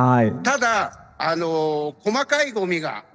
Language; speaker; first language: Japanese; native; Japanese